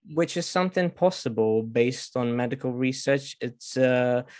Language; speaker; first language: English; non-native, fluent; Romanian